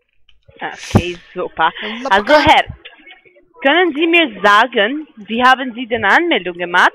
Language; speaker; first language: German; non-native, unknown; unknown